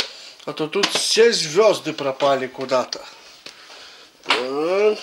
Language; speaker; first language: Russian; native; Russian